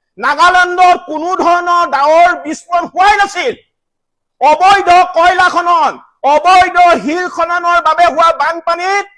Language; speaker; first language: Assamese; native; Assamese